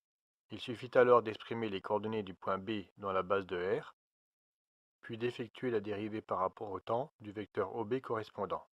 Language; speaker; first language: French; native; French